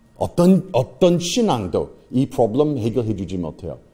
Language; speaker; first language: Korean; non-native, fluent; English